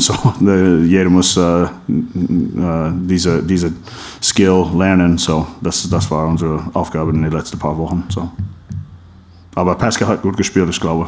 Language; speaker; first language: German; non-native, fluent; English